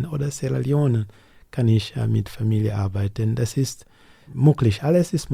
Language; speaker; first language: German; non-native, learner; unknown